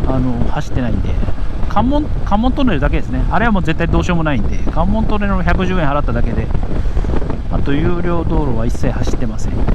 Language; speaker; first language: Japanese; native; Japanese